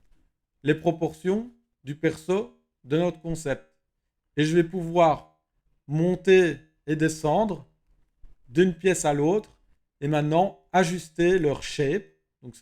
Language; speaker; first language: French; native; French